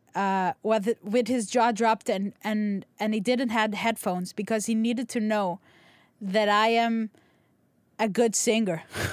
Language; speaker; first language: English; non-native, local second language; Hebrew